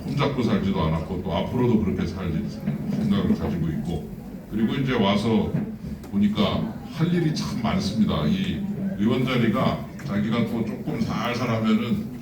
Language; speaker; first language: Korean; native; Korean